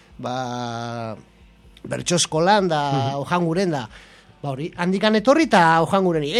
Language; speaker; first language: Basque; non-native, local second language; Spanish